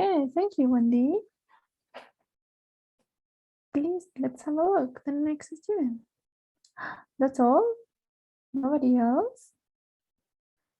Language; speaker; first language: English; non-native, fluent; Spanish